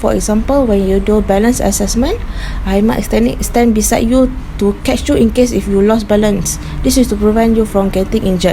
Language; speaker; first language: English; non-native, local second language; Malay